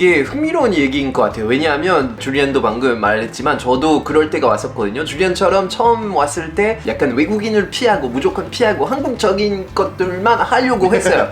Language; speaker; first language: Korean; non-native, fluent; French